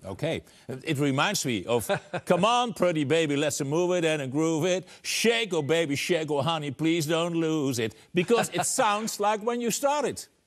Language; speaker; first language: English; non-native, fluent; Dutch